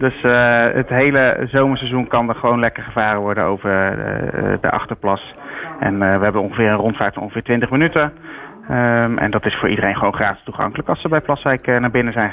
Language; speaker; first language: Dutch; native; Dutch